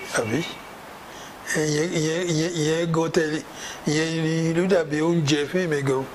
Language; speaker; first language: Yoruba; native; Yoruba